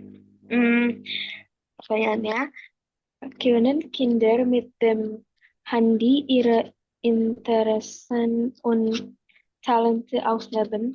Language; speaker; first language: German; non-native, learner; Indonesian